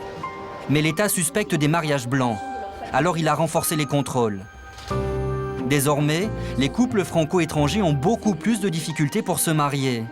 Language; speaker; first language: French; native; French